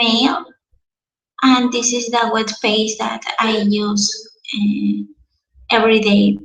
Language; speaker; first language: English; non-native, learner; Spanish